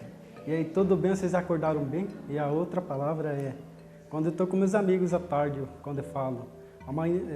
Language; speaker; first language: Portuguese; non-native, local second language; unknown